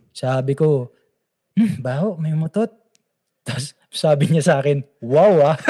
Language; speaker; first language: Filipino; native; Filipino